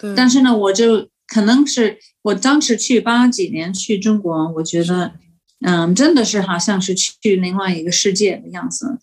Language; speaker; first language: Chinese; non-native, fluent; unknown